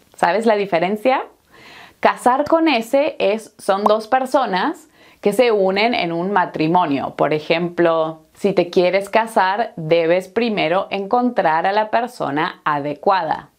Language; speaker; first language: Spanish; native; Spanish